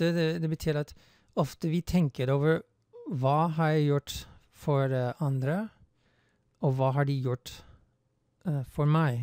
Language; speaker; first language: Norwegian; non-native, fluent; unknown